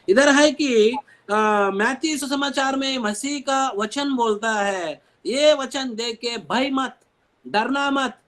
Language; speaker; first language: Hindi; non-native, local second language; Telugu